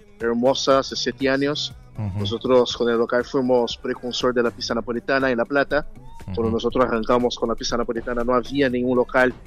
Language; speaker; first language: Spanish; non-native, fluent; Portuguese